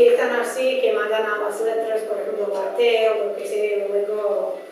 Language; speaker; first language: Spanish; non-native, fluent; Dutch